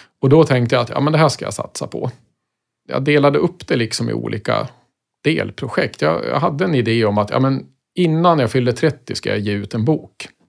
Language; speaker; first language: Swedish; native; Swedish